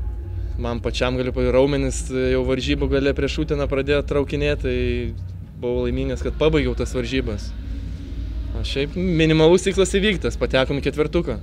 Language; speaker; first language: Lithuanian; native; Lithuanian